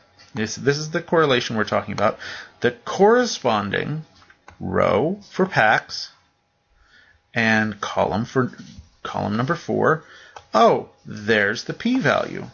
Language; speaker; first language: English; native; English